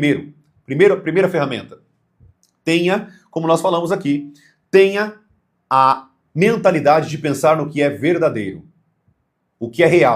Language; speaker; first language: Portuguese; native; Portuguese